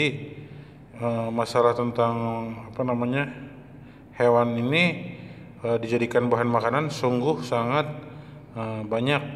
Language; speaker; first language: Indonesian; native; Indonesian